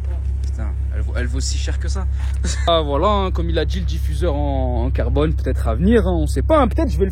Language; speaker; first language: French; native; French